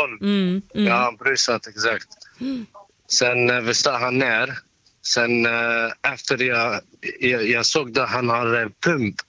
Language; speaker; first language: Swedish; non-native, learner; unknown